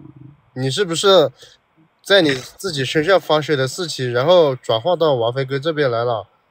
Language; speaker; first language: Chinese; native; Chinese